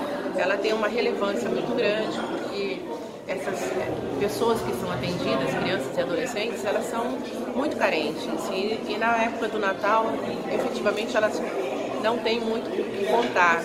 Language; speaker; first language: Portuguese; native; Portuguese